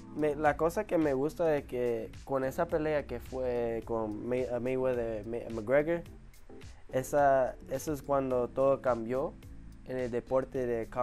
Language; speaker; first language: Spanish; early bilingual, heritage; English